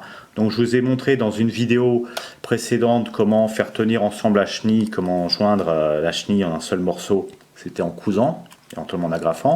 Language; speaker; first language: French; native; French